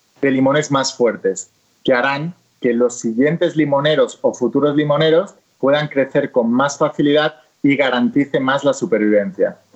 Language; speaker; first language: Spanish; native; Spanish